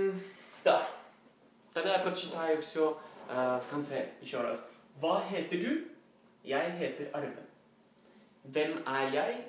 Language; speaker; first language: Russian; non-native, learner; Norwegian